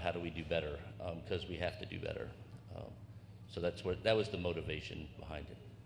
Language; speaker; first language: English; native; English